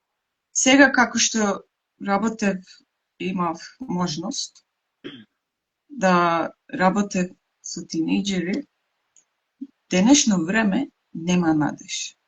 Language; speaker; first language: Macedonian; non-native, local second language; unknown